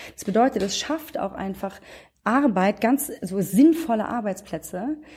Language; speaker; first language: German; native; German